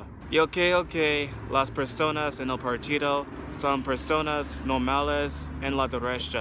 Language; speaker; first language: Spanish; non-native, learner; English